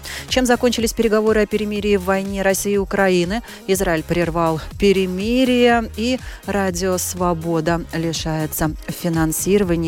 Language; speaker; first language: Russian; native; Russian